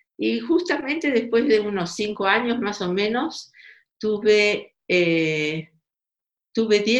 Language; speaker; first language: Spanish; native; Spanish